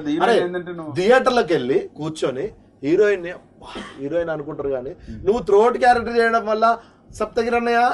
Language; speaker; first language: Telugu; native; Telugu